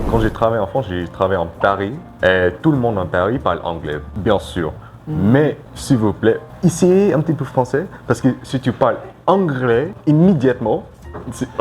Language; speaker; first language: French; non-native, learner; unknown